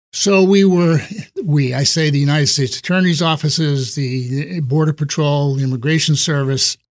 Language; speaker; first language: English; native; English